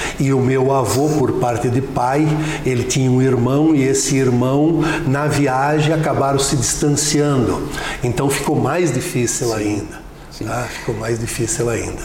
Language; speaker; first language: Portuguese; non-native, local second language; Venetian